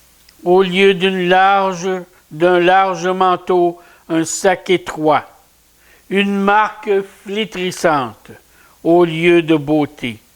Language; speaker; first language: French; native; French